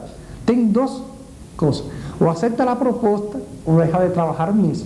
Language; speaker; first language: Portuguese; non-native, learner; Spanish